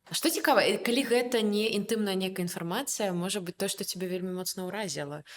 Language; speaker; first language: Belarusian; native; Belarusian